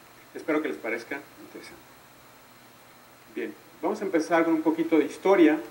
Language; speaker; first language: Spanish; native; Spanish